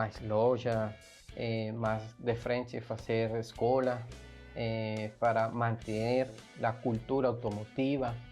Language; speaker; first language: Portuguese; non-native, learner; Spanish